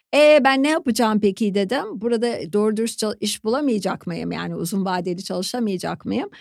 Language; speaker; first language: Turkish; native; Turkish